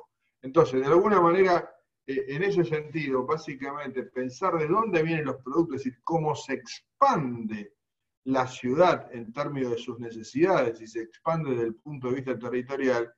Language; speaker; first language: Spanish; native; Spanish